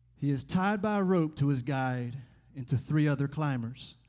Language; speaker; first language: English; native; English